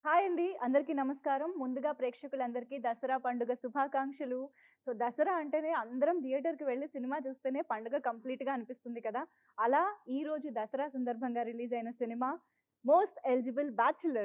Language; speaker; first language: Telugu; native; Telugu